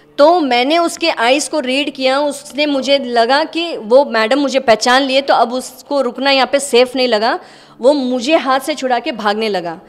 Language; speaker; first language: Hindi; native; Hindi